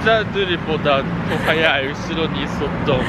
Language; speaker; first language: Korean; non-native, learner; Japanese